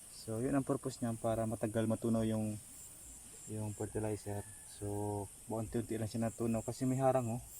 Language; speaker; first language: Filipino; non-native, local second language; Cebuano